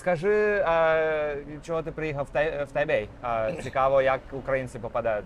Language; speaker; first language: Ukrainian; non-native, local second language; Russian